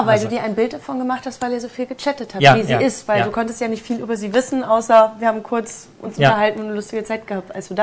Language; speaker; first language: German; native; German